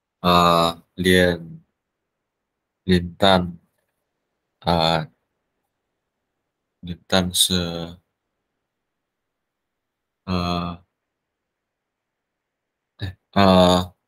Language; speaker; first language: Chinese; non-native, learner; Vietnamese